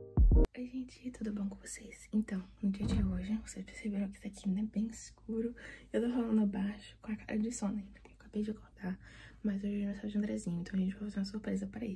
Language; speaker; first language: Portuguese; early bilingual, heritage; Portuguese